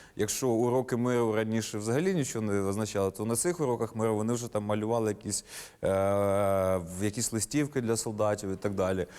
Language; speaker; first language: Ukrainian; native; Ukrainian